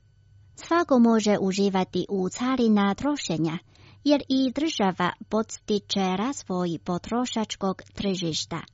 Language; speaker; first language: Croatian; non-native, fluent; Chinese